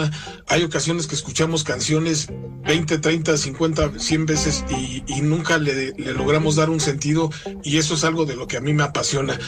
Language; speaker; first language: Spanish; native; Spanish